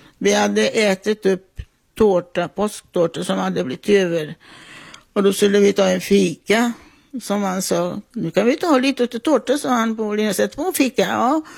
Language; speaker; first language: Swedish; non-native, fluent; Italian